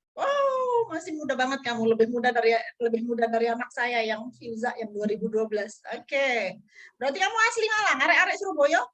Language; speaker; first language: Indonesian; native; Indonesian